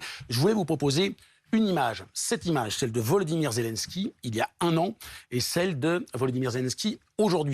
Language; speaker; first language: French; native; French